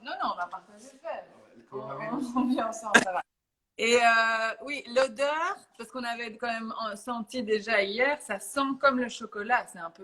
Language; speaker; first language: French; native; French